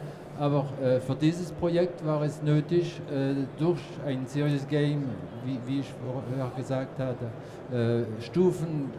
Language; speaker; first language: German; non-native, fluent; French